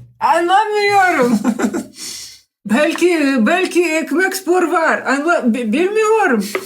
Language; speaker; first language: Turkish; non-native, learner; Russian